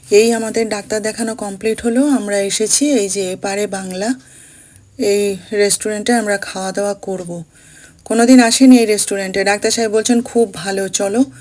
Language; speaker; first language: Bangla; early bilingual, other home language; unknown